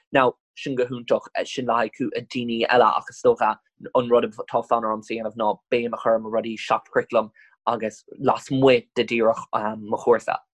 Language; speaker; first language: Irish; non-native, local second language; English